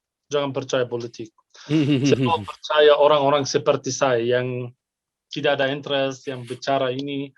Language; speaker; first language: Indonesian; non-native, fluent; Arabic